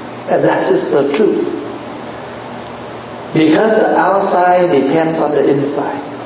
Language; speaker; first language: English; non-native, fluent; Vietnamese